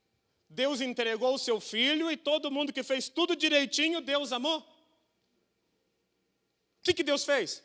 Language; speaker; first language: Portuguese; native; Portuguese